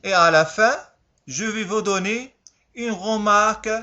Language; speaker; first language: French; non-native, local second language; Arabic